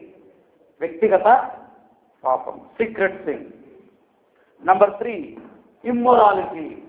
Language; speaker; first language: Telugu; native; Telugu